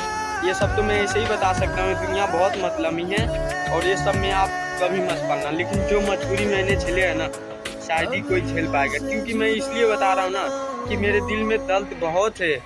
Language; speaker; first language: Hindi; non-native, local second language; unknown